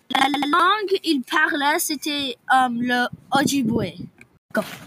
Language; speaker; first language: French; non-native, local second language; English